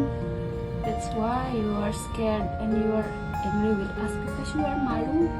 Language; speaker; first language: English; non-native, learner; Indonesian